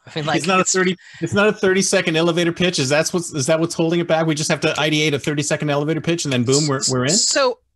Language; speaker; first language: English; native; English